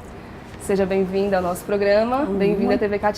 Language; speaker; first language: Portuguese; native; Portuguese